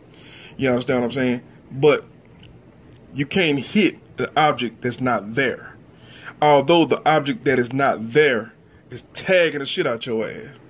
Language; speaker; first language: English; native; English